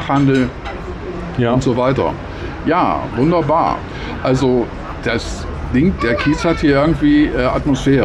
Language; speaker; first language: German; native; German